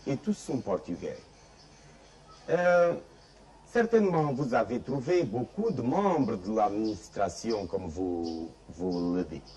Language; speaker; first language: French; non-native, fluent; Portuguese